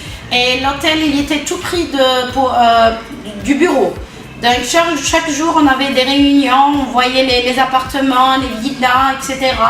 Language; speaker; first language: French; non-native, local second language; Arabic